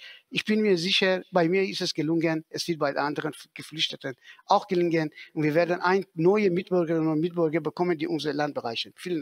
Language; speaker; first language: German; non-native, fluent; Persian